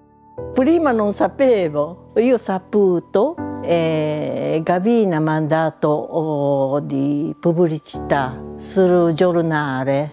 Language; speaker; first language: Italian; non-native, local second language; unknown